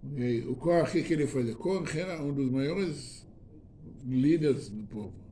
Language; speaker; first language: Portuguese; non-native, fluent; Hebrew